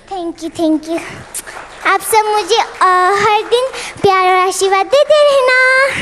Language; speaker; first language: Hindi; non-native, local second language; Bangla